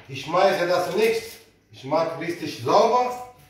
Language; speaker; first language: German; non-native, learner; Italian